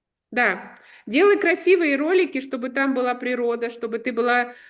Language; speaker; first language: Russian; native; Russian